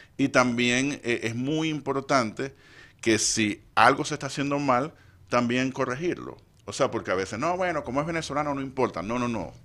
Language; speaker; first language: Spanish; native; Spanish